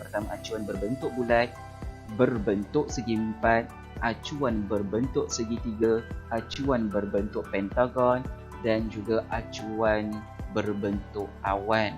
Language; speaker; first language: Malay; native; Malay